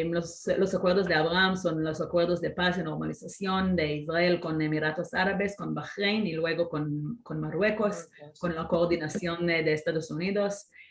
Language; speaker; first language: Spanish; non-native, fluent; Hebrew